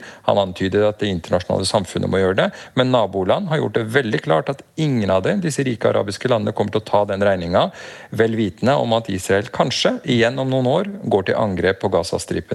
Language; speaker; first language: Norwegian; native; Norwegian